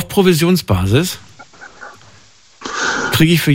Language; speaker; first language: German; native; German